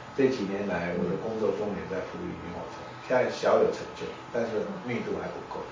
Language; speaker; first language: Chinese; native; Chinese